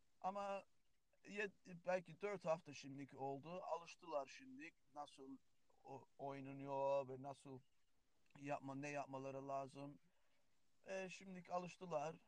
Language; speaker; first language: Turkish; early bilingual, heritage; Turkish